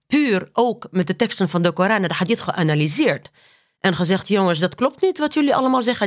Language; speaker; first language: Dutch; non-native, fluent; Arabic